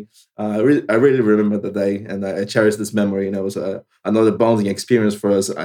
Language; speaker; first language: English; non-native, fluent; Portuguese